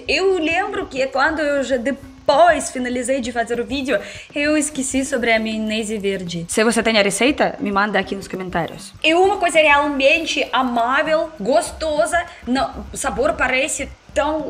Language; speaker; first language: Portuguese; non-native, learner; Russian